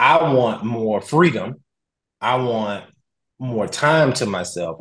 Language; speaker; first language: English; native; English